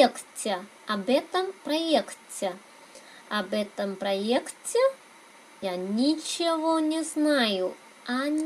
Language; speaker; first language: Russian; non-native, fluent; Vietnamese